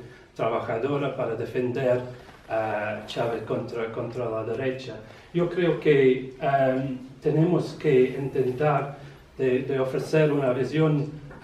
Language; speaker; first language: Spanish; non-native, learner; English